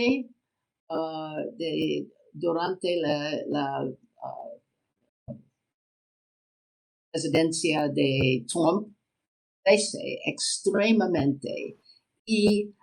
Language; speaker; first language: Spanish; non-native, learner; English